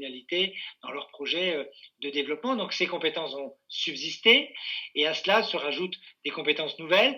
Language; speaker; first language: French; native; French